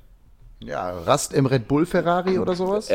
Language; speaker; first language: German; native; German